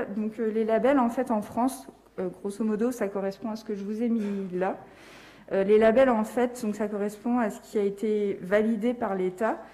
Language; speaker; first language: French; native; French